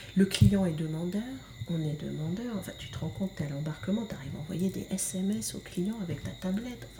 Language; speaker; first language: French; native; French